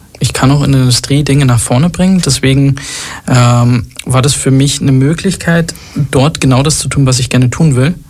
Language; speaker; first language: German; early bilingual, other home language; Arabic